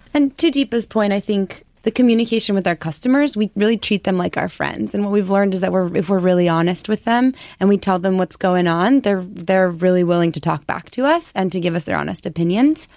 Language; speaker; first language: English; native; English